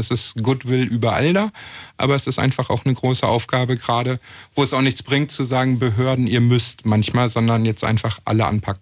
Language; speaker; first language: German; native; German